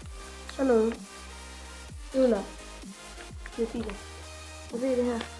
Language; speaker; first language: Danish; early bilingual, other home language; German